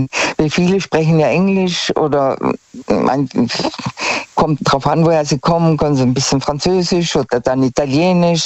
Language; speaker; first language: German; native; German